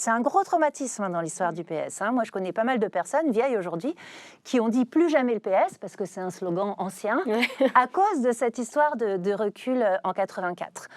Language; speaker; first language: French; native; French